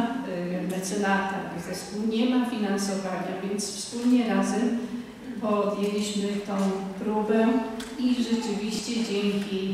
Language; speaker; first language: Polish; native; Polish